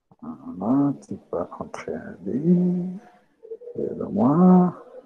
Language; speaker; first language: French; non-native, local second language; Arabic